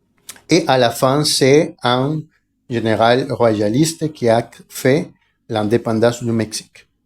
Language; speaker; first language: French; non-native, fluent; Spanish